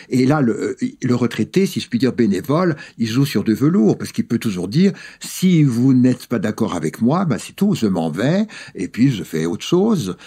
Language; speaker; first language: French; native; French